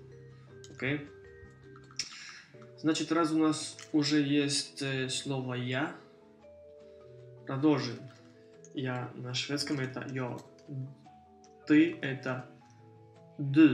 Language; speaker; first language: Russian; early bilingual, heritage; Russian